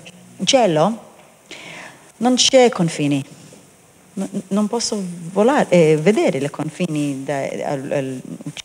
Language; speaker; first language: Italian; non-native, learner; Hebrew